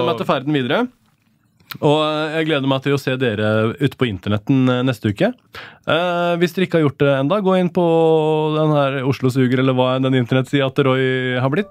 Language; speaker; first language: Norwegian; native; Norwegian